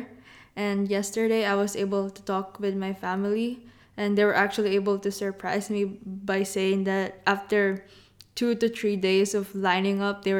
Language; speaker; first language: English; non-native, local second language; Filipino